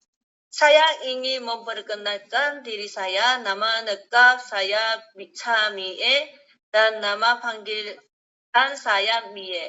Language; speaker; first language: Indonesian; non-native, learner; Korean